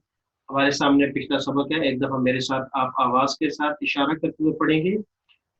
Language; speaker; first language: Urdu; native; Urdu